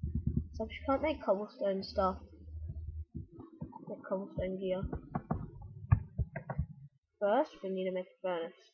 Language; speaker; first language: English; native; English